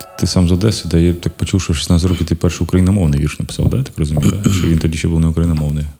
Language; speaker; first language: Ukrainian; non-native, local second language; Russian